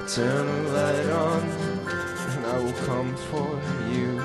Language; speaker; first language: English; native; English